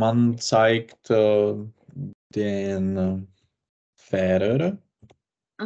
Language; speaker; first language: German; non-native, learner; Czech